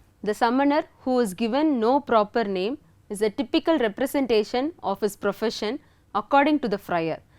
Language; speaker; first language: English; non-native, local second language; Tamil